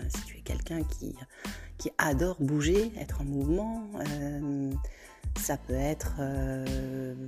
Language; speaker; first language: French; native; French